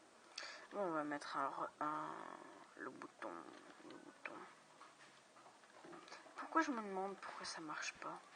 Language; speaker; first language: French; native; French